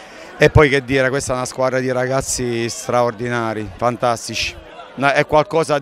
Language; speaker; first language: Italian; native; Italian